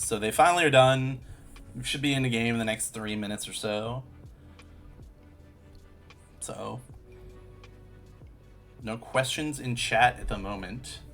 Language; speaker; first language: English; native; English